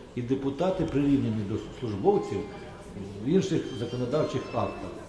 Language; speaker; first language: Ukrainian; non-native, local second language; Russian